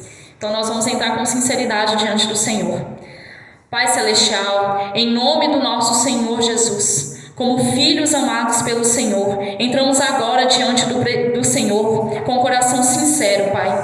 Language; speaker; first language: Portuguese; native; Portuguese